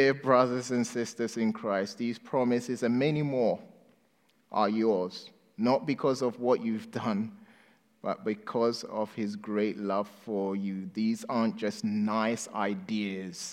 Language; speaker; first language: English; non-native, local second language; Akan